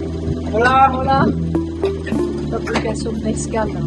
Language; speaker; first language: Spanish; non-native, learner; French